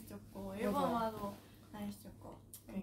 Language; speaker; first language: Korean; non-native, learner; Japanese